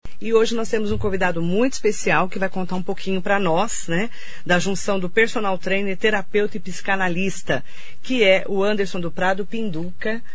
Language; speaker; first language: Portuguese; native; Portuguese